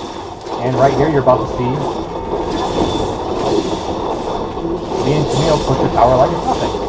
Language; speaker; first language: English; native; English